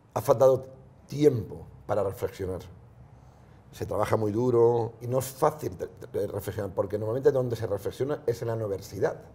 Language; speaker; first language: Spanish; non-native, local second language; Catalan